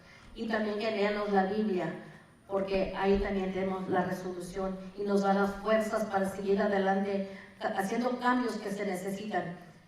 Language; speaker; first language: Spanish; early bilingual, heritage; Spanish